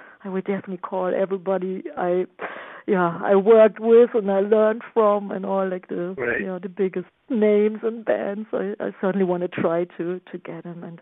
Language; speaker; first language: English; non-native, fluent; German